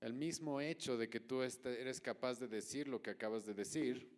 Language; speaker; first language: Spanish; native; Spanish